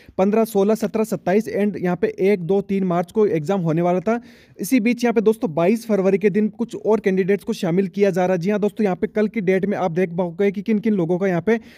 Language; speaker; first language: Hindi; native; Hindi